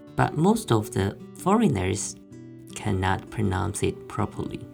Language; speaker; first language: English; non-native, fluent; Chinese